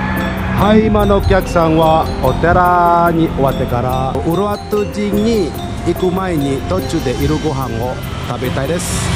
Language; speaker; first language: Japanese; non-native, fluent; Indonesian